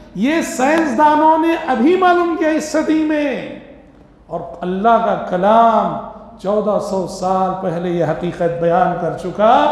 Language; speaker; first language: Urdu; native; Urdu